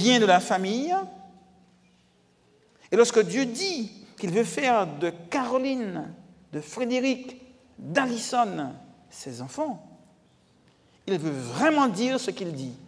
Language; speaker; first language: French; native; French